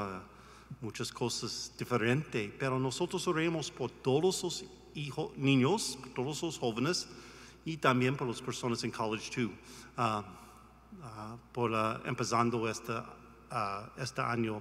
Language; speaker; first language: Spanish; non-native, learner; English